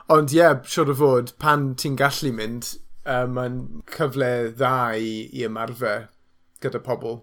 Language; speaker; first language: Welsh; non-native, local second language; English